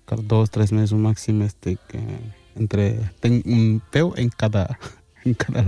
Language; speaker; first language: Catalan; early bilingual, other home language; Wolof